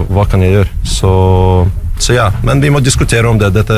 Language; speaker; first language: Norwegian; non-native, fluent; Russian